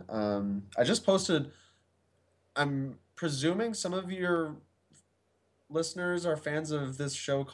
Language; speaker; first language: English; native; English